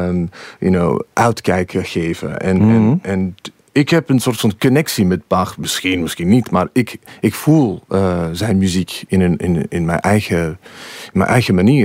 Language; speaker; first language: Dutch; non-native, fluent; English